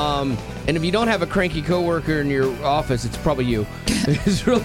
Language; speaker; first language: English; native; English